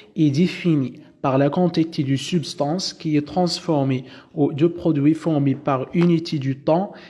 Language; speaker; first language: French; non-native, local second language; Arabic